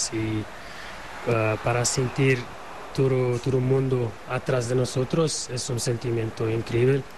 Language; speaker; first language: Spanish; non-native, learner; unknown